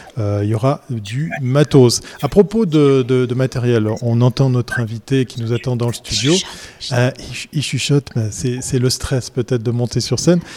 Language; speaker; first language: French; native; French